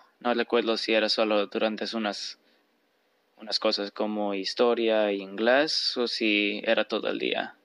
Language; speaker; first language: Spanish; early bilingual, heritage; Spanish